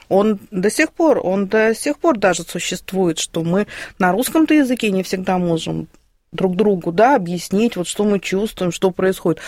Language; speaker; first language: Russian; native; Russian